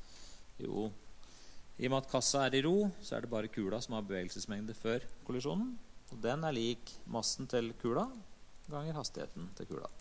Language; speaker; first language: Norwegian; native; Norwegian